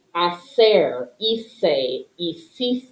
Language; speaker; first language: Spanish; non-native, fluent; English